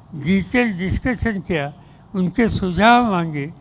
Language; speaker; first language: Hindi; non-native, local second language; Marathi